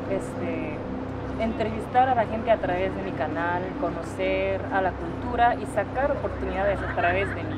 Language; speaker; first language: Spanish; non-native, fluent; Japanese